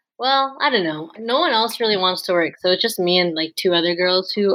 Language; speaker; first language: English; native; English